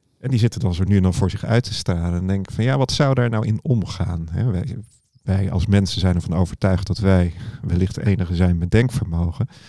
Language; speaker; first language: Dutch; native; Dutch